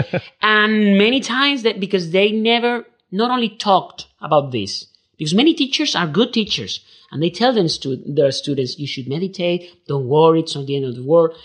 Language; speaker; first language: English; non-native, fluent; Spanish